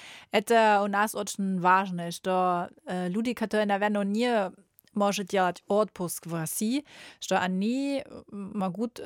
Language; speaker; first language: Russian; non-native, learner; German